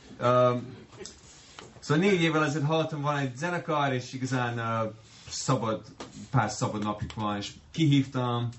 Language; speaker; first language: Hungarian; non-native, fluent; English